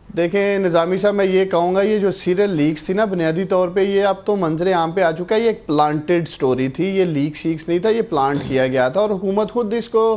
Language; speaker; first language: Urdu; non-native, local second language; Punjabi